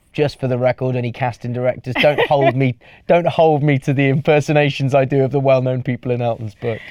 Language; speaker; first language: English; native; English